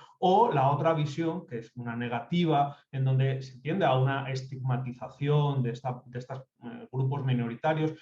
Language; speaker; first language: Spanish; native; Spanish